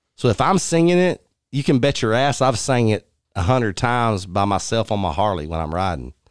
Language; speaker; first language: English; native; English